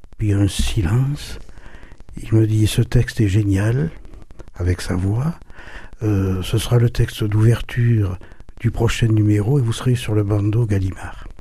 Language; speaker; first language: French; early bilingual, other home language; German